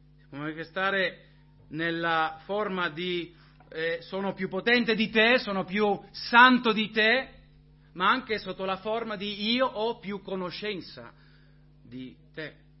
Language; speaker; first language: Italian; non-native, fluent; English